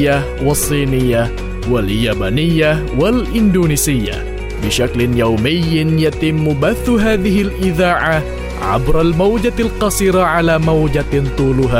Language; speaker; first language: Arabic; non-native, fluent; Indonesian